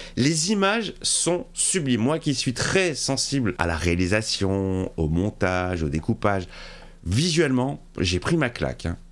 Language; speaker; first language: French; native; French